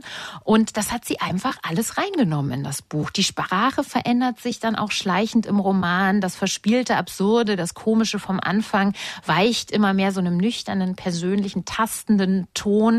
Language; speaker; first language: German; native; German